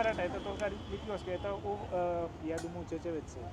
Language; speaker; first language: Russian; non-native, learner; Hindi